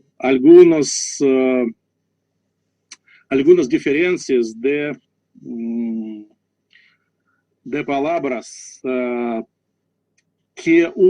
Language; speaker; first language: Spanish; non-native, learner; Russian